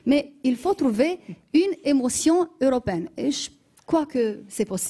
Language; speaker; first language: French; non-native, fluent; Romanian